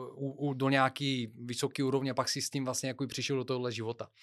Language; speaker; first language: Czech; non-native, fluent; Bulgarian